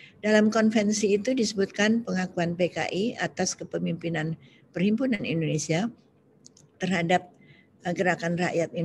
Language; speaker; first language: Indonesian; native; Indonesian